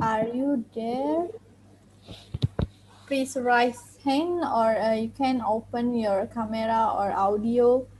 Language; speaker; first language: English; non-native, learner; Indonesian